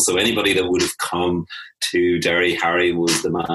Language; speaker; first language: English; native; English